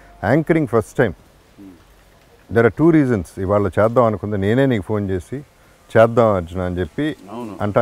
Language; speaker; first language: Telugu; native; Telugu